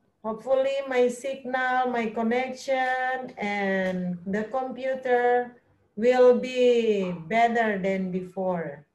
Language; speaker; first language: English; non-native, fluent; Indonesian